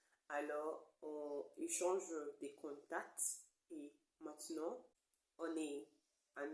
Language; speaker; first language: French; non-native, learner; English